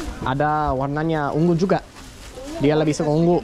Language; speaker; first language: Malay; non-native, learner; English